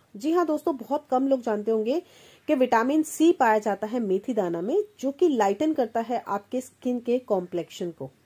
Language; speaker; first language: Hindi; native; Hindi